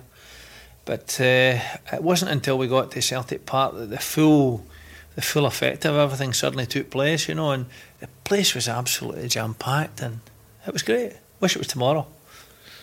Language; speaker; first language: English; native; English